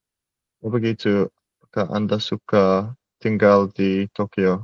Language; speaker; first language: Indonesian; non-native, learner; English